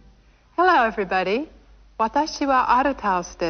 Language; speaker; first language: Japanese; non-native, fluent; English